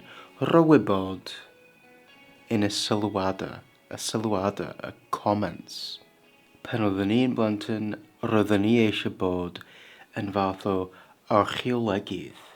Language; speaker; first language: Welsh; non-native, fluent; English